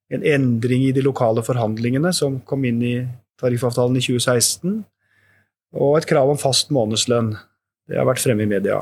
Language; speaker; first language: Norwegian; native; Norwegian